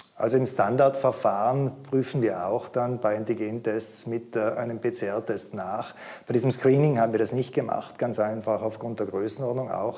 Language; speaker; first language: German; native; German